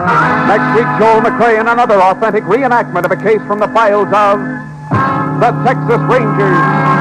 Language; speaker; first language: English; native; English